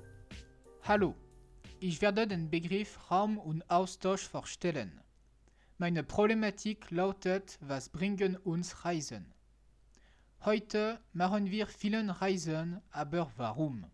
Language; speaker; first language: German; non-native, learner; French